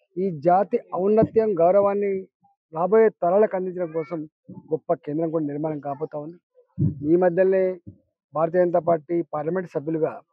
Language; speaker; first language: Telugu; non-native, local second language; Lambadi